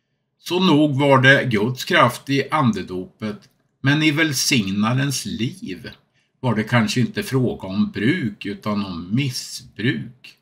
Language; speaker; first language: Swedish; native; Swedish